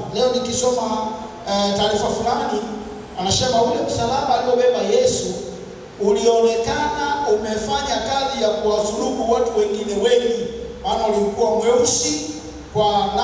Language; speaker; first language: Swahili; native; Swahili